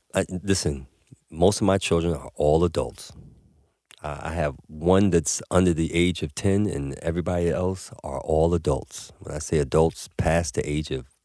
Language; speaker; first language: English; native; English